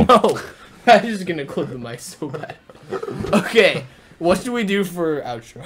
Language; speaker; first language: English; native; English